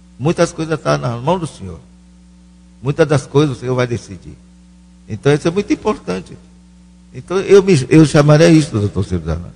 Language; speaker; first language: Portuguese; non-native, local second language; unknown